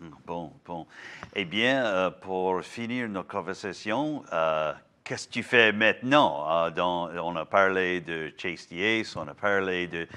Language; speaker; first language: French; non-native, learner; English